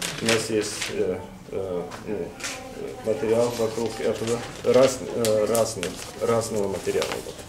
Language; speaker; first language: Russian; non-native, fluent; Norwegian